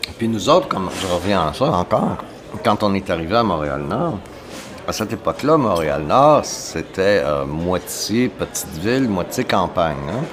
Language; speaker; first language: French; native; French